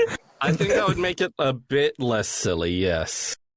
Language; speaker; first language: English; native; English